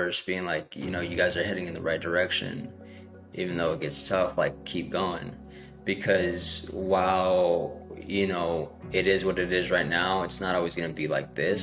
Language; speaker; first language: English; native; English